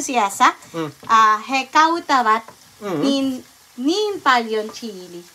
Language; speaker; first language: Finnish; non-native, learner; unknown